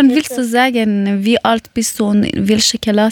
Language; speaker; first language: German; non-native, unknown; Persian